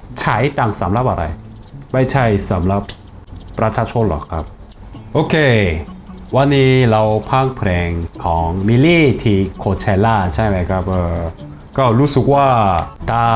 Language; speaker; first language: Thai; non-native, fluent; Korean